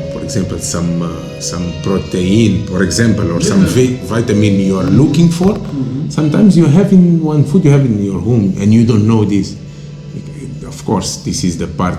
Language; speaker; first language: English; non-native, local second language; Kabuverdianu